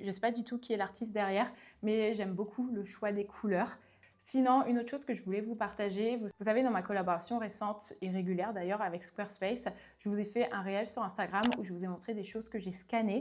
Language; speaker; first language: French; native; French